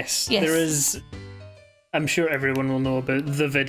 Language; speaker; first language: English; native; English